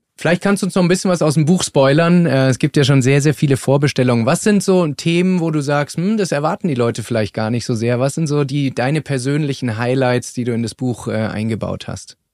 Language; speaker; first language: German; native; German